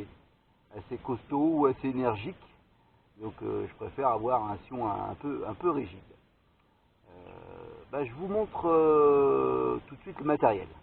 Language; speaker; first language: French; native; French